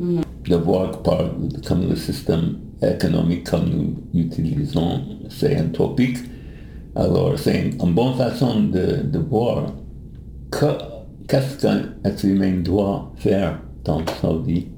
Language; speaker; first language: French; non-native, learner; English